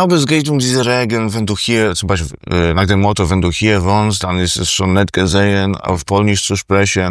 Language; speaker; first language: German; non-native, fluent; Polish